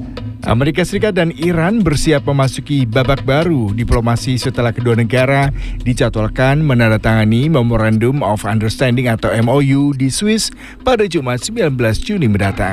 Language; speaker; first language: Indonesian; native; Indonesian